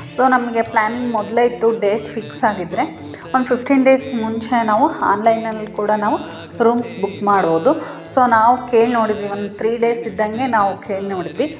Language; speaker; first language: Kannada; native; Kannada